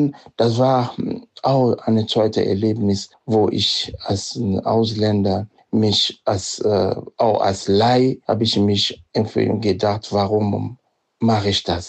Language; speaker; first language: German; non-native, fluent; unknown